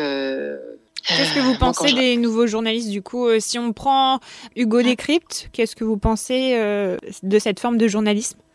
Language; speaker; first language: French; native; French